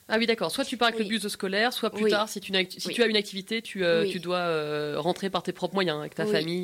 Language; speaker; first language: French; native; French